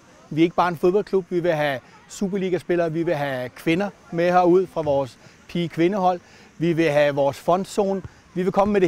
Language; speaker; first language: Danish; native; Danish